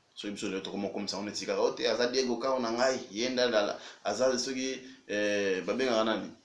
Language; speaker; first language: French; non-native, local second language; Lingala